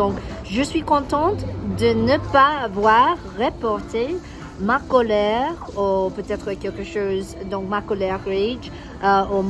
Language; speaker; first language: French; non-native, learner; English